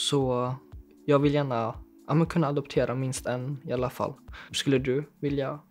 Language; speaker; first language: Swedish; early bilingual, other home language; Chinese